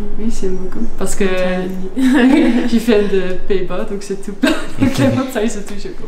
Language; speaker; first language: French; non-native, learner; Dutch